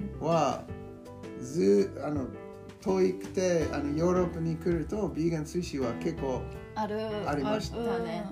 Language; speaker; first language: Japanese; non-native, learner; English